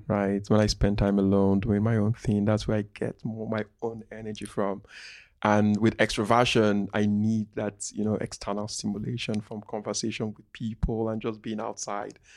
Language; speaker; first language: English; non-native, local second language; Igbo